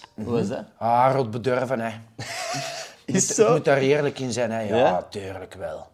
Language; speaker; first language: Dutch; native; Dutch